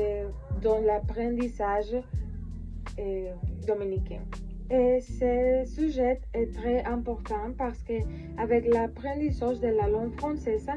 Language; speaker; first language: French; non-native, learner; Spanish